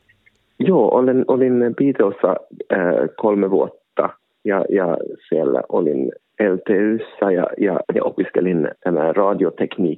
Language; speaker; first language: Finnish; non-native, local second language; Swedish